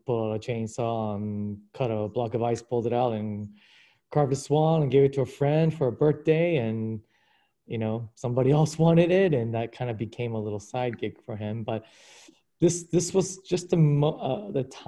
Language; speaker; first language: English; early bilingual, other home language; Japanese